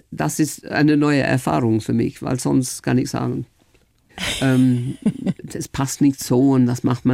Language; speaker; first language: German; non-native, fluent; English